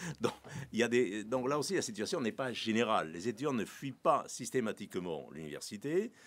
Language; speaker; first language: French; native; French